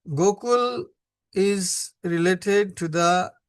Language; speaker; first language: English; non-native, local second language; Hindi